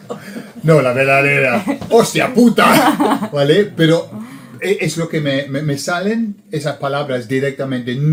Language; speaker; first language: Spanish; non-native, fluent; English